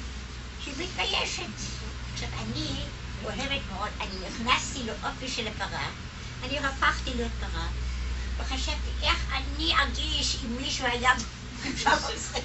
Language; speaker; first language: Hebrew; non-native, fluent; German